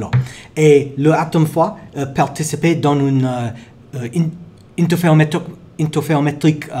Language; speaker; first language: French; non-native, learner; English